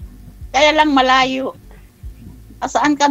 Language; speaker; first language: Filipino; non-native, local second language; Chavacano